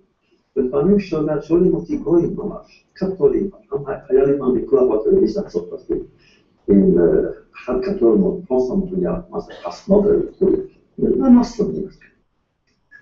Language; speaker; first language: Hebrew; non-native, fluent; Yiddish